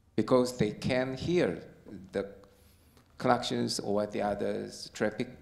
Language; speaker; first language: English; non-native, learner; Korean